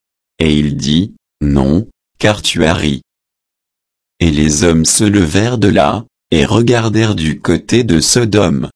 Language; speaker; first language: French; native; French